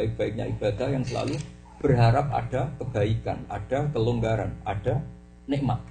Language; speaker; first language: Indonesian; native; Indonesian